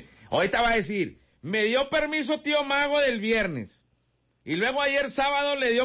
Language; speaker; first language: Spanish; native; Spanish